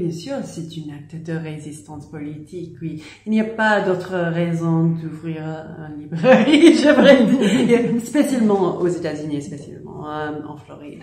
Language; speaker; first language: French; non-native, learner; English